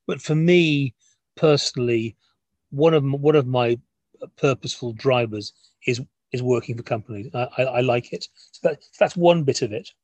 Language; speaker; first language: English; native; English